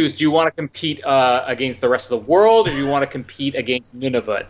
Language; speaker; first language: English; native; English